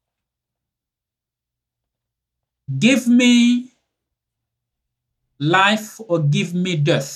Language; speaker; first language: English; non-native, fluent; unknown